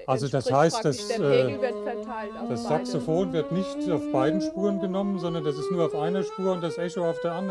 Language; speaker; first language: German; native; German